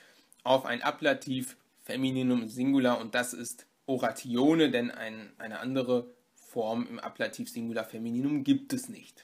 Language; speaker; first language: German; native; German